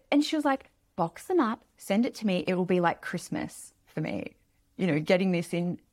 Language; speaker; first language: English; native; English